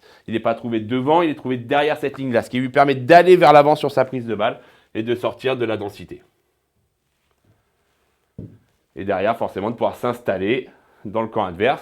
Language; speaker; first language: French; native; French